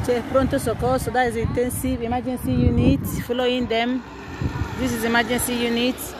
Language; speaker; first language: English; non-native, local second language; Igbo